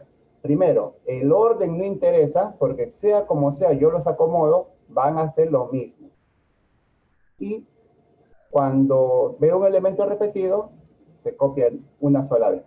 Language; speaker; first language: Spanish; native; Spanish